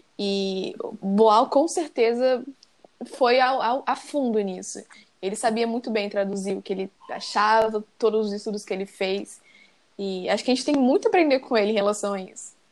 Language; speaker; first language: Portuguese; native; Portuguese